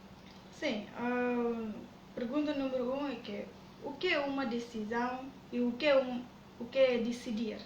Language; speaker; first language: Portuguese; non-native, learner; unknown